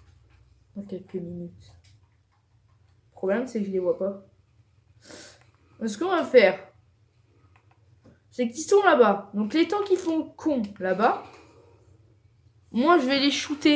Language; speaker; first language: French; native; French